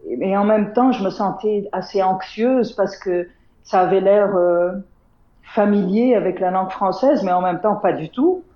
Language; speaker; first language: French; non-native, local second language; Arabic